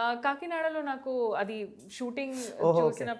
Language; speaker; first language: Telugu; non-native, local second language; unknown